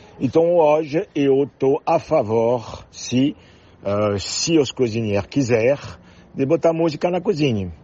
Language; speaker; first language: Portuguese; non-native, fluent; French